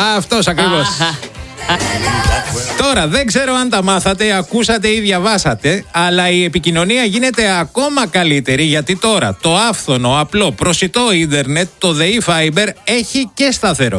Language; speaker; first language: Greek; native; Greek